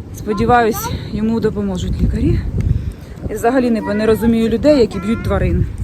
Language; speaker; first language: Ukrainian; native; Ukrainian